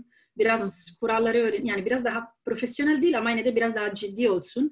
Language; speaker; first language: Turkish; non-native, fluent; Italian